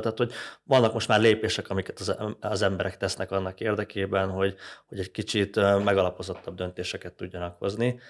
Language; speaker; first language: Hungarian; native; Hungarian